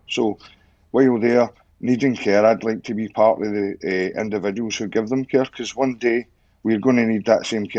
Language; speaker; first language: English; native; English